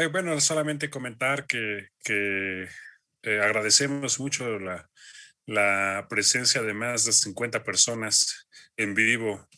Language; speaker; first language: Spanish; native; Spanish